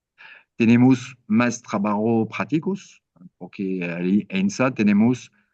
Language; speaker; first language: Spanish; non-native, learner; French